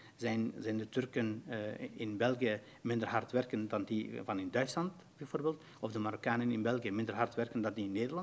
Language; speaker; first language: Dutch; non-native, fluent; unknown